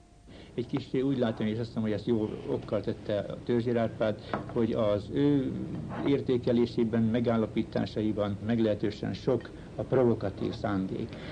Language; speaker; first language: Hungarian; native; Hungarian